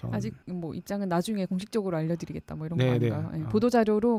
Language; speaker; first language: Korean; native; Korean